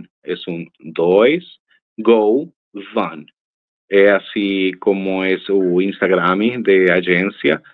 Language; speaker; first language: Portuguese; non-native, fluent; Spanish